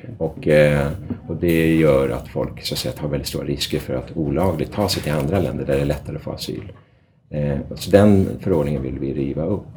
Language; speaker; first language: Swedish; native; Swedish